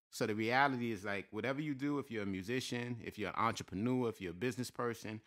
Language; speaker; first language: English; native; English